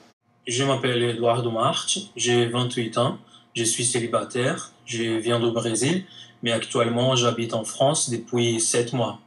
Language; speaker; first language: French; non-native, fluent; Portuguese